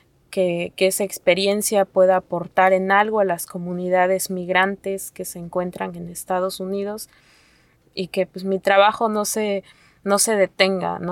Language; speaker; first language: Spanish; non-native, local second language; Nahuatl languages